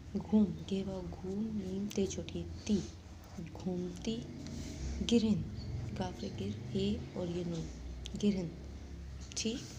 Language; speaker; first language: Hindi; non-native, local second language; Saraiki